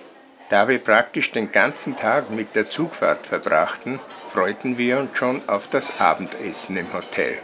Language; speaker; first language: German; native; German